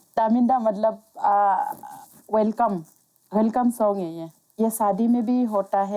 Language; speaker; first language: Hindi; non-native, local second language; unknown